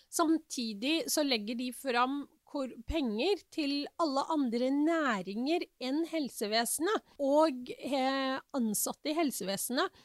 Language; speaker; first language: Norwegian; early bilingual, other home language; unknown